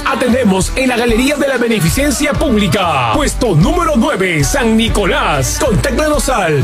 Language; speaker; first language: Spanish; native; Spanish